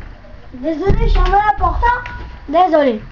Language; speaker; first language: French; native; French